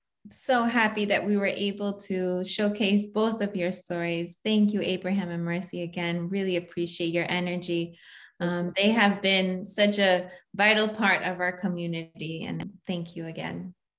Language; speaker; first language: English; native; English